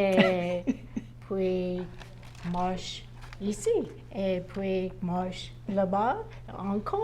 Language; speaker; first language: French; non-native, learner; English